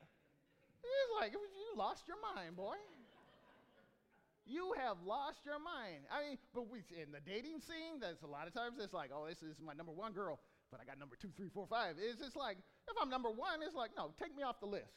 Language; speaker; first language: English; native; English